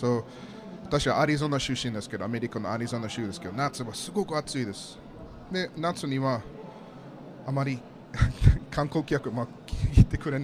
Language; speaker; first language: Japanese; non-native, learner; English